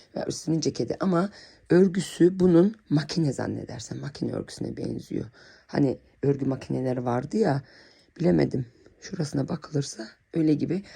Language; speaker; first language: Turkish; early bilingual, heritage; Turkish